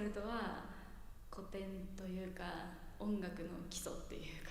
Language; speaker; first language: Japanese; native; Japanese